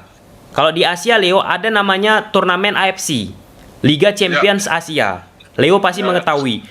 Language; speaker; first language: Indonesian; native; Indonesian